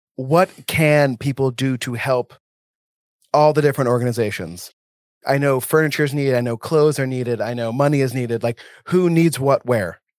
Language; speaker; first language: English; native; English